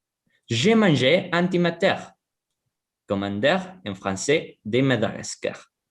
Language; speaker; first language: French; non-native, learner; Spanish